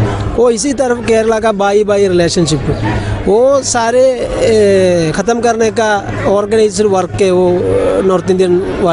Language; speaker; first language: Hindi; non-native, local second language; Malayalam